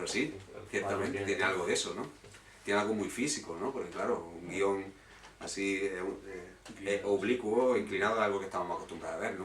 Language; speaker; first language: Spanish; native; Spanish